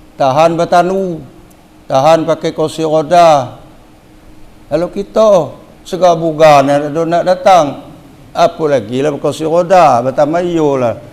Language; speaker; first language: Malay; native; Malay